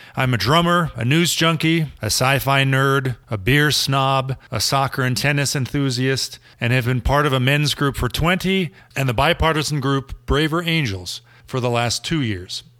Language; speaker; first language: English; non-native, fluent; German